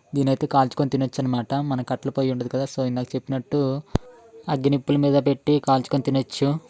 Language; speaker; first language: Telugu; non-native, local second language; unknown